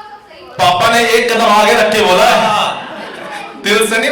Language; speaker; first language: Hindi; native; Hindi